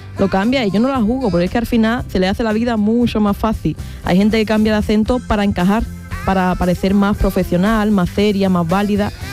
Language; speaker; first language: Spanish; native; Spanish